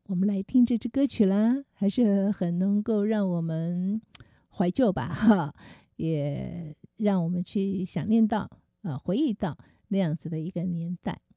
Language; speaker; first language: Chinese; native; Chinese